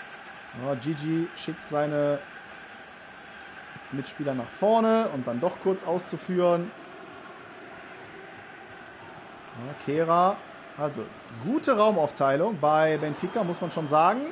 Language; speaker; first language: German; native; German